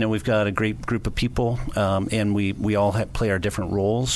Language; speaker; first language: English; native; English